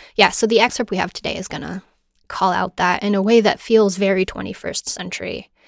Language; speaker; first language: English; native; English